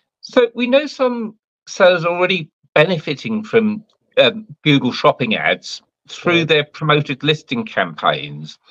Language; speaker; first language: English; native; English